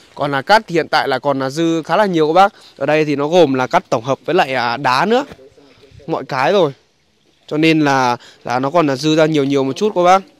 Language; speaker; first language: Vietnamese; native; Vietnamese